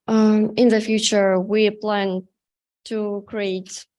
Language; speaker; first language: English; non-native, learner; Russian